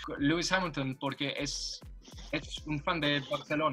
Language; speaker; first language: Spanish; non-native, learner; English